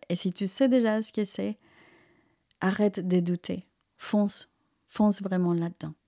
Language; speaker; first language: French; non-native, fluent; Spanish